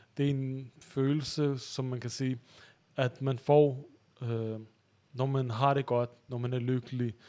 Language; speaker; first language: Danish; early bilingual, other home language; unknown